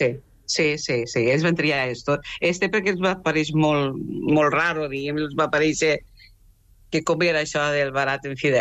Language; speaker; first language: Catalan; native; Catalan